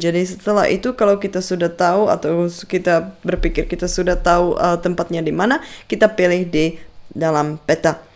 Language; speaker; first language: Indonesian; non-native, fluent; Czech